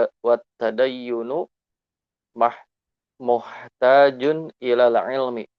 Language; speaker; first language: Arabic; non-native, learner; Indonesian